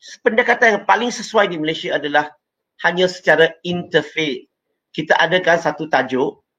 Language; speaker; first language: Malay; non-native, local second language; Chinese